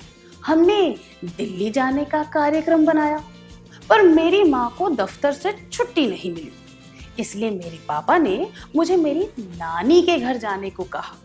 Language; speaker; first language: Hindi; native; Hindi